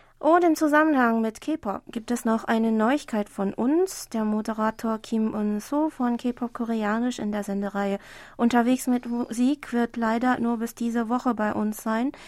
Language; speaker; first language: German; non-native, fluent; Korean